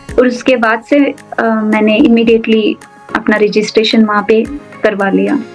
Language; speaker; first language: Hindi; non-native, local second language; Urdu